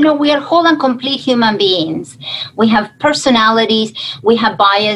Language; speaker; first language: English; non-native, fluent; Spanish